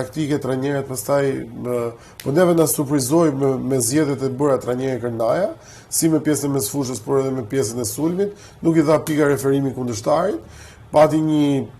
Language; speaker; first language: Albanian; native; Albanian